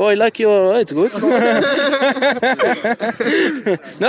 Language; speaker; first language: English; non-native, learner; French